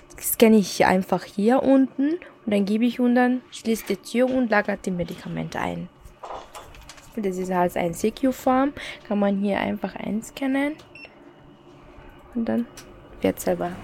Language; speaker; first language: German; non-native, learner; Arabic